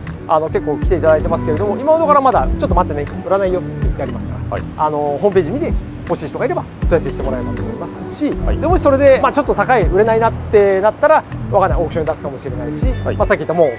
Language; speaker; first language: Japanese; native; Japanese